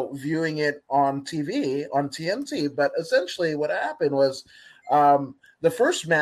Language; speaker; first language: English; native; English